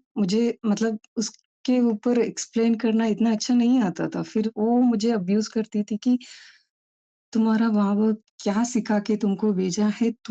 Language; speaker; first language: Hindi; non-native, local second language; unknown